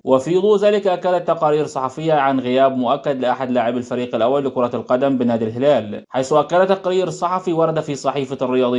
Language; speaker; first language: Arabic; native; Arabic